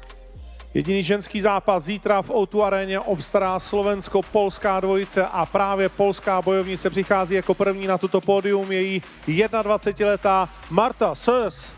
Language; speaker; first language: Czech; native; Czech